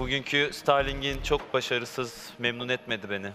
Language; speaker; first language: Turkish; native; Turkish